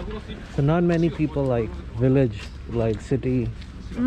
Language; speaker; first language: English; non-native, fluent; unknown